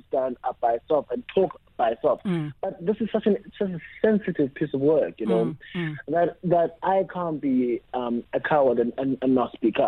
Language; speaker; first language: English; non-native, local second language; Xhosa